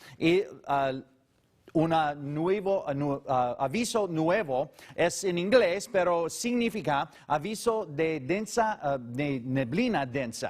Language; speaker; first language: Spanish; non-native, learner; English